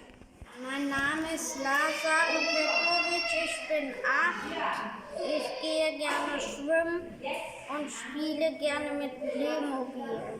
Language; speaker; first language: German; early bilingual, other home language; Serbian